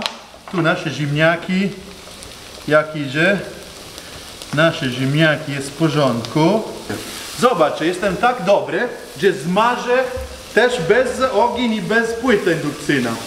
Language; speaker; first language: Polish; non-native, learner; Italian